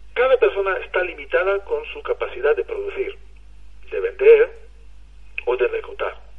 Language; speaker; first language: Spanish; non-native, fluent; Hebrew